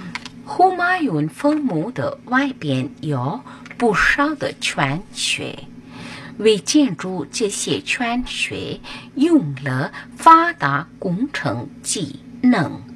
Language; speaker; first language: Chinese; non-native, learner; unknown